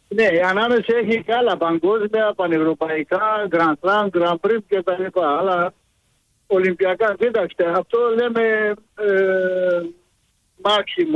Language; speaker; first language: Greek; early bilingual, heritage; Greek